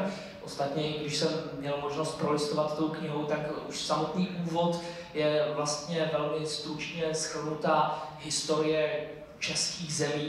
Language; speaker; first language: Czech; native; Czech